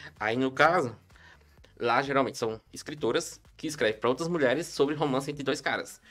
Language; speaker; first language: Portuguese; native; Portuguese